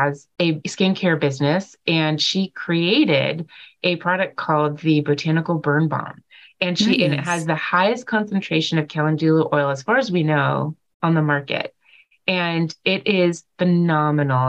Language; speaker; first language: English; native; English